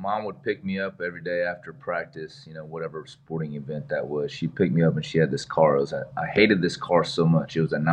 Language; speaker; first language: English; native; English